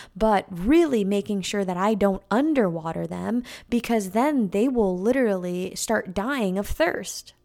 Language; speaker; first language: English; native; English